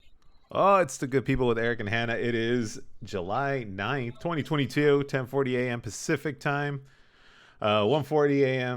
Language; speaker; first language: English; native; English